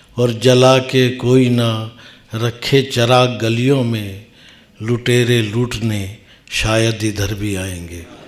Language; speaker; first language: Hindi; native; Hindi